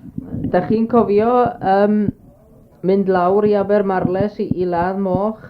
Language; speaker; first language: Welsh; native; Welsh